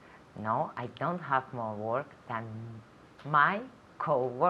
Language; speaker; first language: English; non-native, learner; Spanish